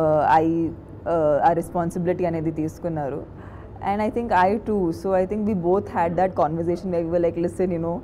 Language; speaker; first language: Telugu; non-native, fluent; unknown